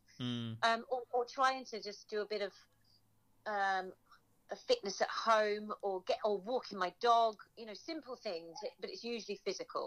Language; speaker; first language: English; native; English